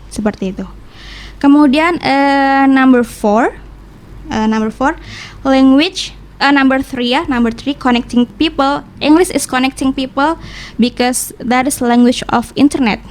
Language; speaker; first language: English; non-native, learner; Indonesian